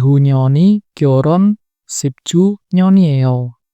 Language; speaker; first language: Korean; non-native, fluent; Indonesian